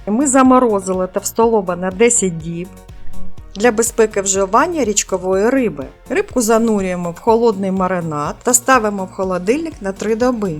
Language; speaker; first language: Ukrainian; native; Ukrainian